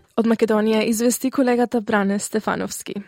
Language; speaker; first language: Macedonian; native; Macedonian